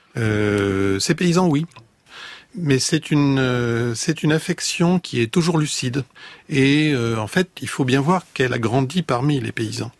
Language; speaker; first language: French; native; French